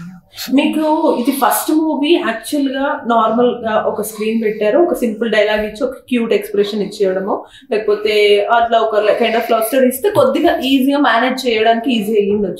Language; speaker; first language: Telugu; native; Telugu